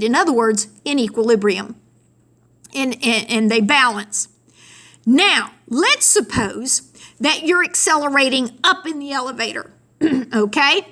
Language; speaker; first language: English; native; English